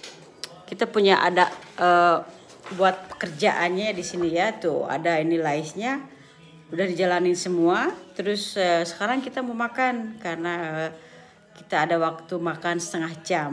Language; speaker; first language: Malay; non-native, local second language; Sundanese